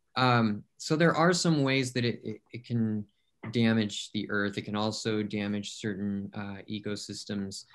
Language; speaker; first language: English; native; English